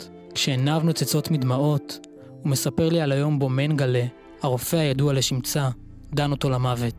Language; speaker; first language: Hebrew; native; Hebrew